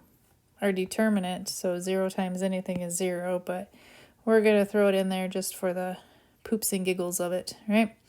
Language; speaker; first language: English; native; English